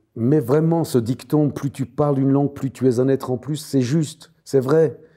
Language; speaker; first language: French; non-native, fluent; Armenian